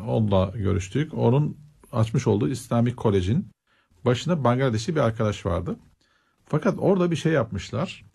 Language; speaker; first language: Turkish; native; Turkish